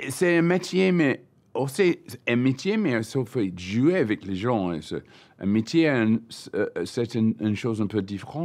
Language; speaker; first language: French; non-native, learner; English